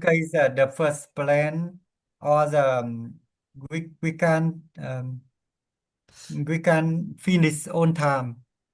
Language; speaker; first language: English; non-native, learner; Vietnamese